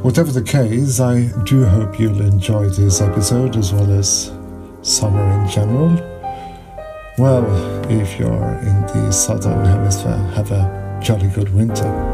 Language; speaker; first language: English; non-native, fluent; Norwegian